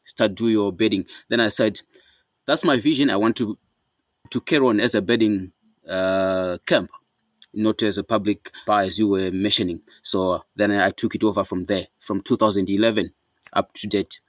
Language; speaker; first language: English; non-native, local second language; Shona